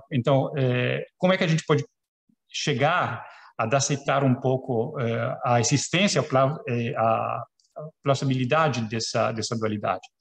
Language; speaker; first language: Portuguese; non-native, fluent; Italian